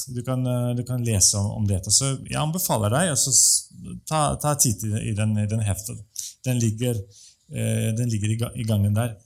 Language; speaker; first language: Norwegian; non-native, fluent; Russian